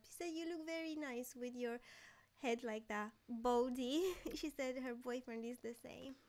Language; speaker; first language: English; non-native, fluent; Romanian